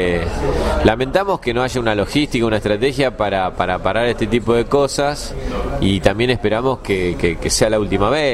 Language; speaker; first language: Spanish; native; Spanish